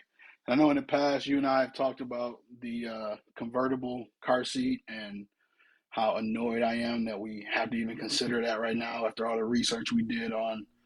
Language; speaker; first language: English; native; English